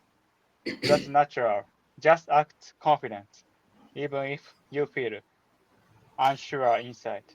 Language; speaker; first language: English; non-native, learner; Japanese